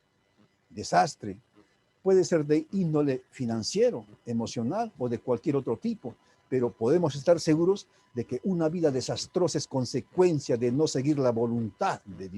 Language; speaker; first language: Spanish; native; Spanish